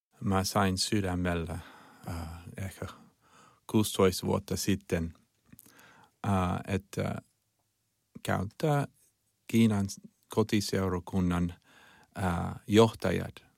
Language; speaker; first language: Finnish; non-native, learner; Chinese